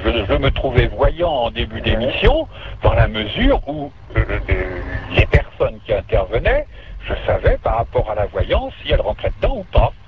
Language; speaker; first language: French; native; French